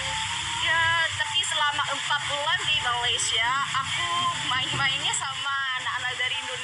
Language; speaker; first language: Indonesian; non-native, fluent; Korean